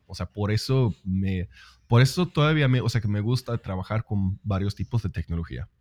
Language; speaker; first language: Spanish; non-native, fluent; Swedish